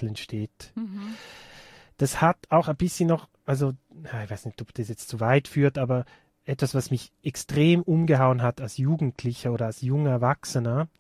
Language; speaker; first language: German; native; German